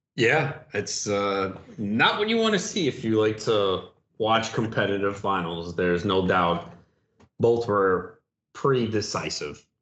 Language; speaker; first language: English; native; English